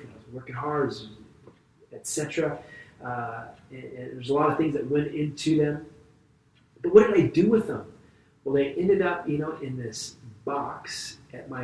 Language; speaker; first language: English; native; English